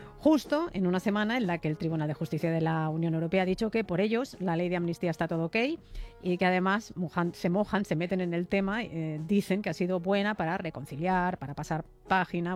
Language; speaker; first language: Spanish; native; Spanish